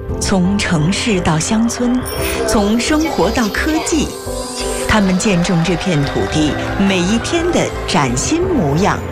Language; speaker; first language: Chinese; native; Chinese